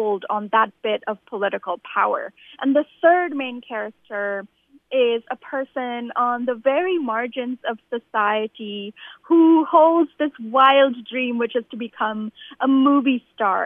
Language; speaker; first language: English; non-native, local second language; Bangla